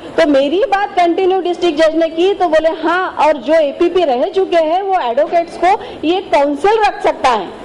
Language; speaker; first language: Hindi; non-native, local second language; Marathi